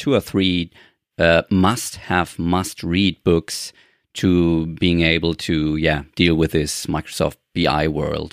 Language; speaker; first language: English; non-native, fluent; German